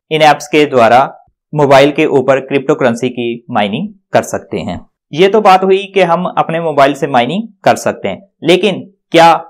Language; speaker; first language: Hindi; non-native, local second language; Punjabi